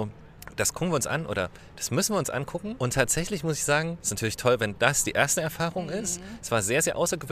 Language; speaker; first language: German; native; German